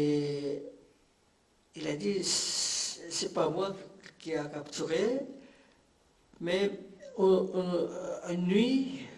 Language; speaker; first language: French; non-native, fluent; Indonesian